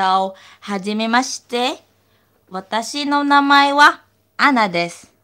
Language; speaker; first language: Japanese; non-native, learner; Filipino